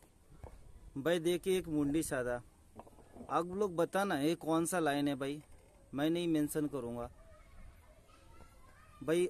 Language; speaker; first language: Hindi; non-native, local second language; Bangla